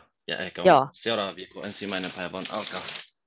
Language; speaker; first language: Finnish; non-native, learner; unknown